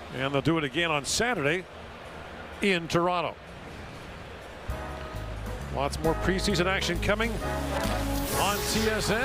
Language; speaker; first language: English; native; English